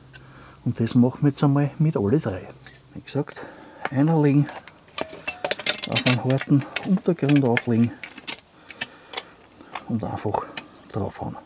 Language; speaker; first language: German; native; German